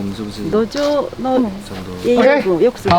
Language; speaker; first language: Japanese; non-native, fluent; Chinese